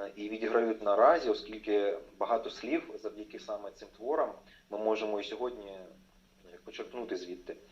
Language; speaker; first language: Ukrainian; non-native, local second language; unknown